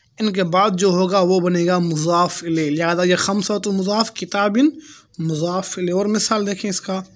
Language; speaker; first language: Urdu; non-native, local second language; Pashto